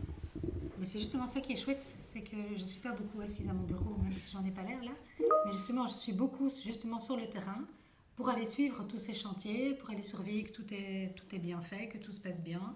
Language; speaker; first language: French; native; French